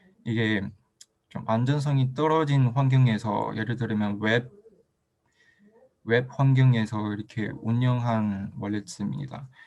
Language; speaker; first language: Korean; non-native, fluent; Chinese